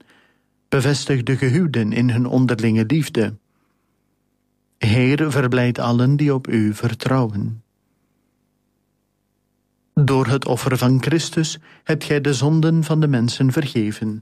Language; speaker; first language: Dutch; native; Dutch